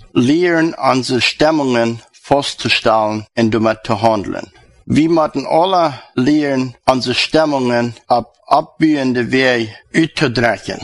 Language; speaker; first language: German; non-native, learner; Plautdietsch